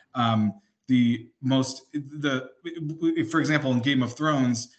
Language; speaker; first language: English; native; English